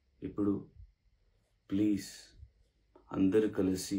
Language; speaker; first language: Telugu; non-native, learner; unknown